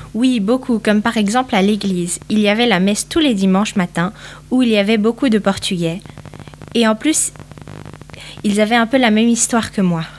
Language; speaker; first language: French; early bilingual, other home language; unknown